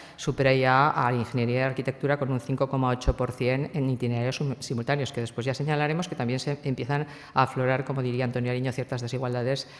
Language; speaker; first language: Spanish; non-native, local second language; Catalan